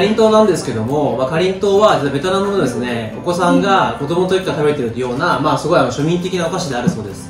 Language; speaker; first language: Japanese; native; Japanese